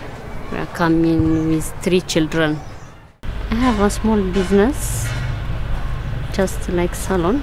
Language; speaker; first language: English; non-native, learner; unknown